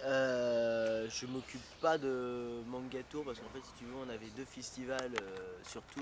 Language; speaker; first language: French; native; French